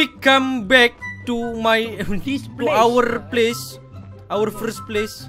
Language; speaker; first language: English; non-native, learner; Indonesian